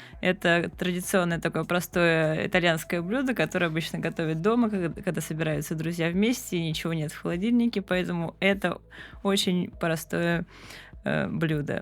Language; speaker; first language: Russian; native; Russian